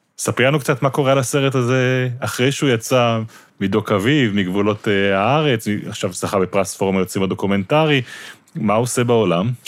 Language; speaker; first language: Hebrew; native; Hebrew